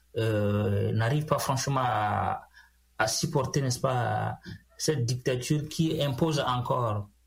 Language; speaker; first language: French; non-native, local second language; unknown